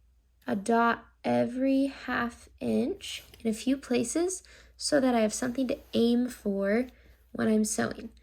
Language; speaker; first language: English; native; English